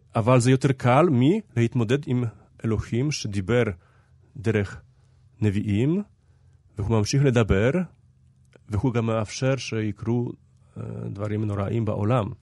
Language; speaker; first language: Hebrew; non-native, fluent; Polish